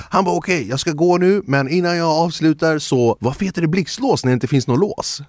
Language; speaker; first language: Swedish; early bilingual, other home language; Kurdish